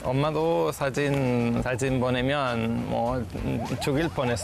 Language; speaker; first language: Korean; non-native, fluent; Spanish